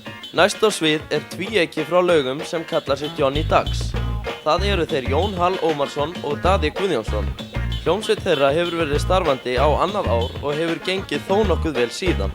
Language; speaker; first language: Icelandic; native; Icelandic